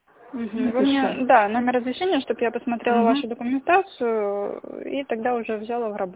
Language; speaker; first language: Russian; native; Russian